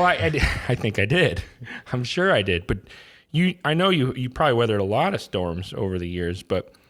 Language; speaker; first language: English; native; English